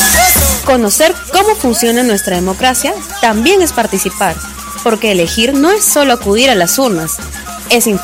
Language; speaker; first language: Spanish; native; Spanish